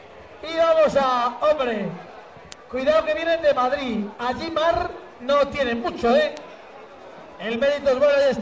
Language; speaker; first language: Spanish; native; Spanish